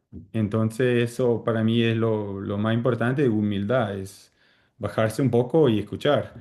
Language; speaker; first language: Spanish; early bilingual, heritage; Spanish